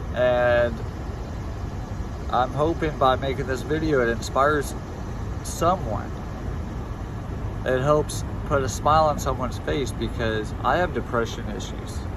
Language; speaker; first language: English; native; English